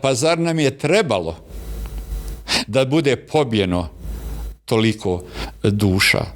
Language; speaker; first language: Bosnian; native; Bosnian